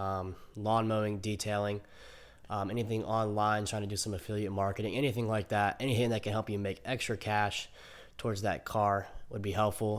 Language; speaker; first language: English; native; English